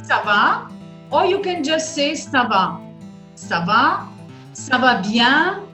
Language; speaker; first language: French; non-native, fluent; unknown